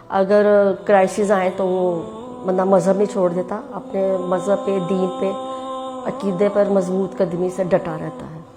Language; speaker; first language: Urdu; native; Urdu